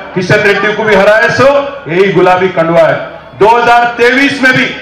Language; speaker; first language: Hindi; non-native, local second language; Telugu